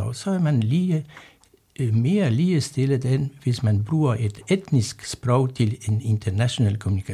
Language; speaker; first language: Danish; non-native, fluent; Polish